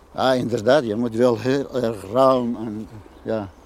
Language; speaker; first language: Dutch; non-native, fluent; Persian